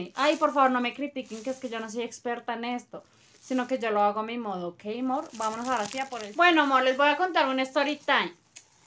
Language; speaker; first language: Spanish; native; Spanish